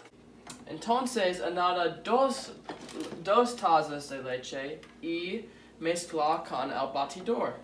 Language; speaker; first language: Spanish; non-native, learner; English